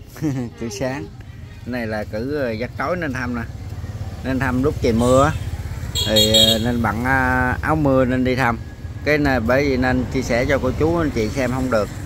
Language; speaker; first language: Vietnamese; native; Vietnamese